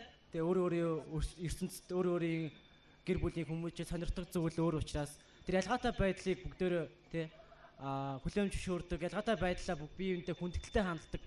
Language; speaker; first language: Mongolian; native; Mongolian